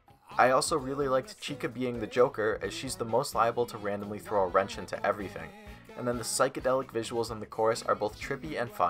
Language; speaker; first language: English; native; English